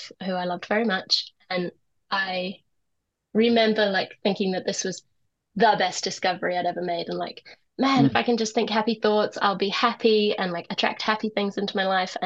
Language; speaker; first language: English; native; English